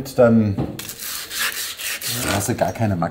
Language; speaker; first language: German; native; German